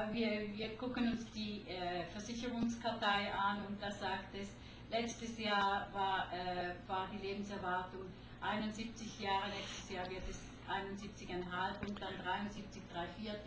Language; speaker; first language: German; non-native, fluent; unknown